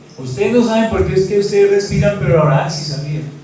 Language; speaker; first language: Spanish; native; Spanish